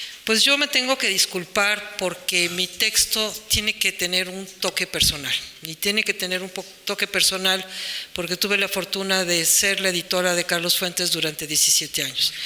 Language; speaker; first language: Spanish; native; Spanish